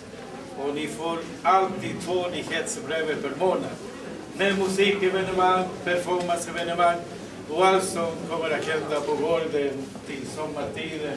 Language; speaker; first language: Swedish; non-native, fluent; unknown